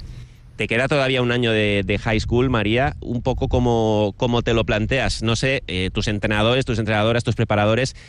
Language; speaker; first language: Spanish; native; Spanish